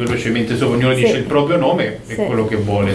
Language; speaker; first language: Italian; native; Italian